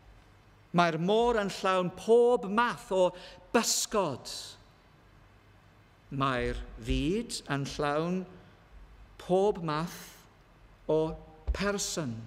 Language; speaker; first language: Welsh; non-native, learner; English